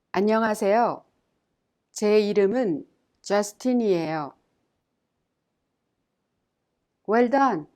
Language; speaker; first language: Korean; non-native, fluent; English